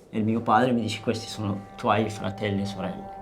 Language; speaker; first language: Italian; non-native, learner; Arabic